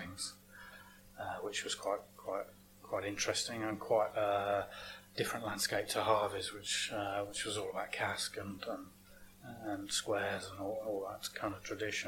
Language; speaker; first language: English; native; English